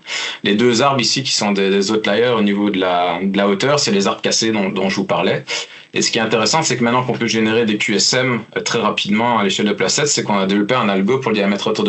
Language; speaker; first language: French; native; French